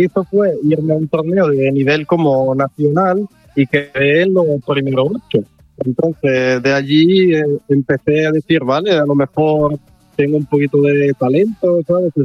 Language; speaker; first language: Spanish; non-native, fluent; Italian